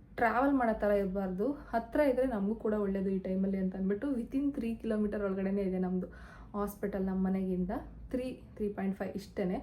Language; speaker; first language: Kannada; native; Kannada